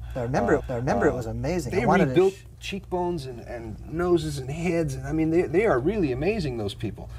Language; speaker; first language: English; native; English